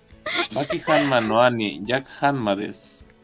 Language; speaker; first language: Japanese; non-native, learner; Spanish